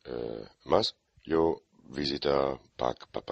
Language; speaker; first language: Spanish; non-native, learner; German